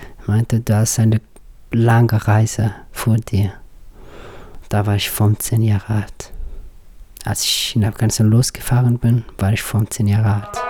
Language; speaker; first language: German; non-native, learner; Persian